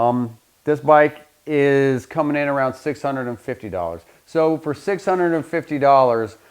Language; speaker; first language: English; native; English